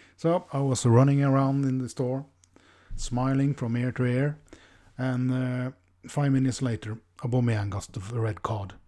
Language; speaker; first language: English; non-native, fluent; Norwegian